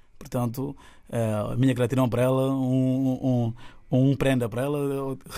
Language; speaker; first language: Portuguese; non-native, local second language; Upper Guinea Crioulo